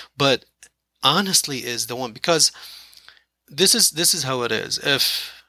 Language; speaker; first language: English; non-native, fluent; Arabic